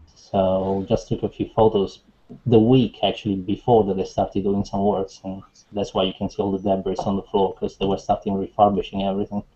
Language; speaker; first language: English; non-native, fluent; Italian